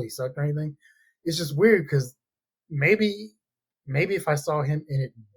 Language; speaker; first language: English; native; English